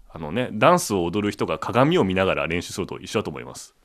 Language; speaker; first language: Japanese; native; Japanese